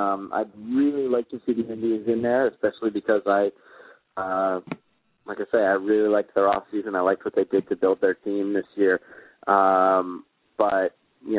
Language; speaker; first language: English; native; English